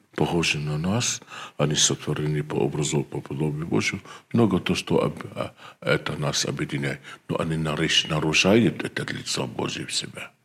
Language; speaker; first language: Russian; non-native, fluent; Arabic